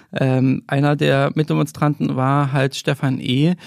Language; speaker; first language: German; native; German